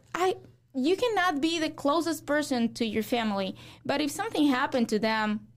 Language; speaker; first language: English; non-native, fluent; Spanish